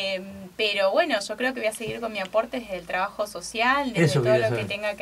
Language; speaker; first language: Spanish; native; Spanish